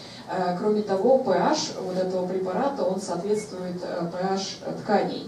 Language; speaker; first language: Russian; native; Russian